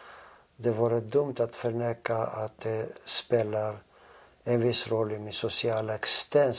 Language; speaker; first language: Swedish; non-native, fluent; Greek